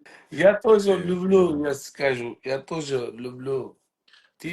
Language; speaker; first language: Russian; non-native, learner; Uzbek